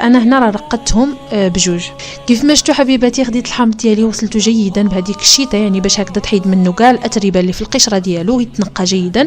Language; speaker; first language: Arabic; native; Arabic